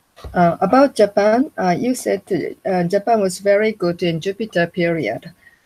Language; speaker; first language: English; non-native, learner; Japanese